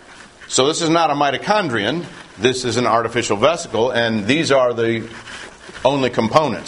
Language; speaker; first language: English; native; English